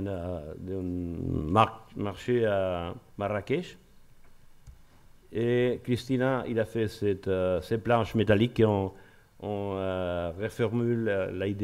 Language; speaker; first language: French; non-native, learner; Spanish